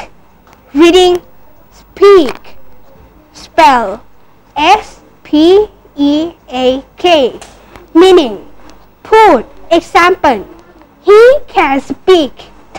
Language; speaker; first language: English; non-native, learner; Thai